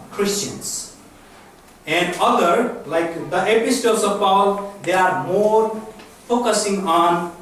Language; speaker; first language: English; non-native, local second language; Nepali